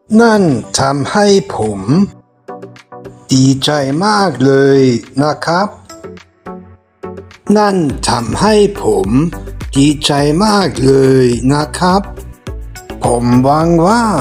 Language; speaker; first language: Thai; non-native, fluent; German